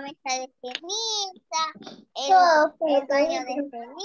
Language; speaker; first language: Spanish; native; Spanish